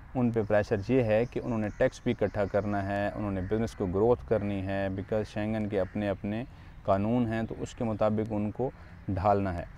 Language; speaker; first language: Urdu; non-native, local second language; Punjabi